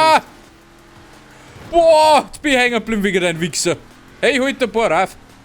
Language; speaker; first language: German; native; German